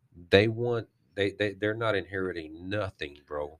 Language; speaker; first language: English; early bilingual, other home language; Spanish